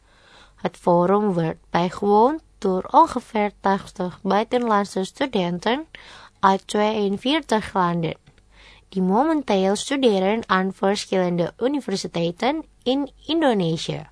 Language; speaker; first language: Dutch; non-native, fluent; Indonesian